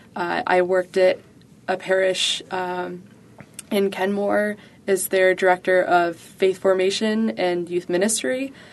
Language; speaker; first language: English; native; English